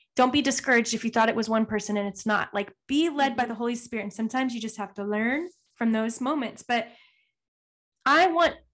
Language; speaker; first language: English; native; English